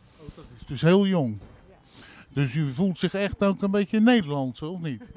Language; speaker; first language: Dutch; native; Dutch